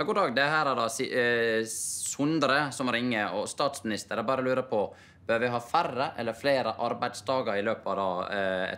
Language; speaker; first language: Norwegian; native; Norwegian